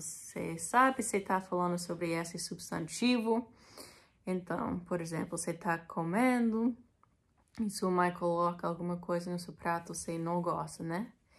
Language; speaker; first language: Portuguese; non-native, fluent; English